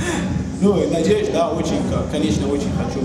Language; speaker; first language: Russian; non-native, learner; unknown